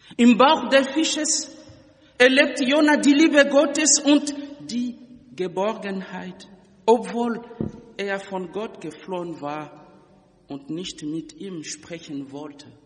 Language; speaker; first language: German; non-native, fluent; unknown